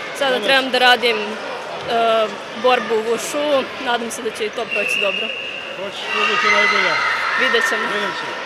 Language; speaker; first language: Bosnian; non-native, fluent; Romanian